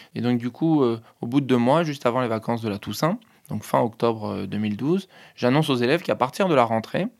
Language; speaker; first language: French; native; French